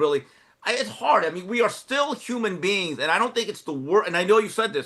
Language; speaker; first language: English; native; English